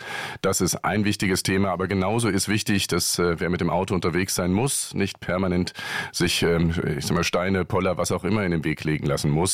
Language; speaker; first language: German; native; German